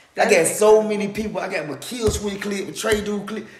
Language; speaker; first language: English; native; English